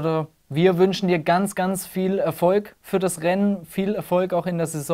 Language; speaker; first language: German; native; German